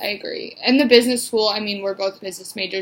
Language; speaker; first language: English; native; English